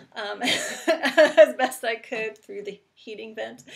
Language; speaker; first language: English; native; English